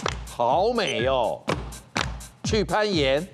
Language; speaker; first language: Chinese; native; Chinese